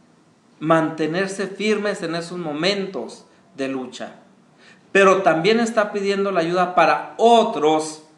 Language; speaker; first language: Spanish; native; Spanish